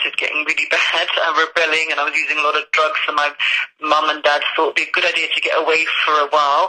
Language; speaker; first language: English; native; English